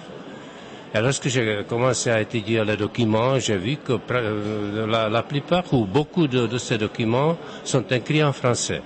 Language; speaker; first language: French; non-native, fluent; Czech